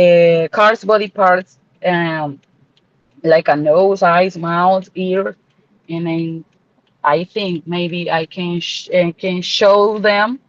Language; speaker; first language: English; non-native, learner; Spanish